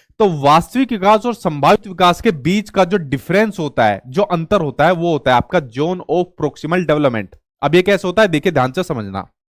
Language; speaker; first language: Hindi; native; Hindi